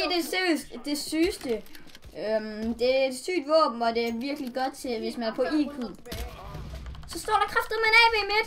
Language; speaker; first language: Danish; native; Danish